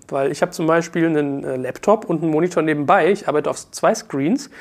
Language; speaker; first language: German; native; German